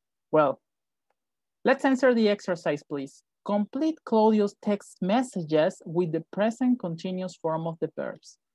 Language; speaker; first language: English; non-native, fluent; Spanish